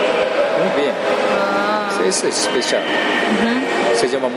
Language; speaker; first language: Spanish; non-native, learner; Japanese